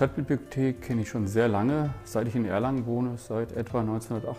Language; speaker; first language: German; native; German